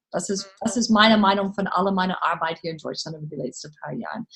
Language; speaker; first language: German; non-native, learner; English